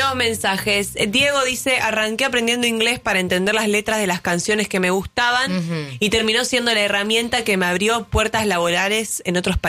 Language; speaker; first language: Spanish; native; Spanish